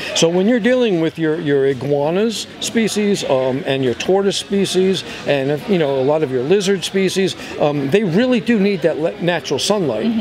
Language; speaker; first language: English; native; English